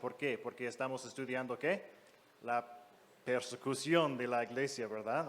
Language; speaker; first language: Spanish; non-native, fluent; English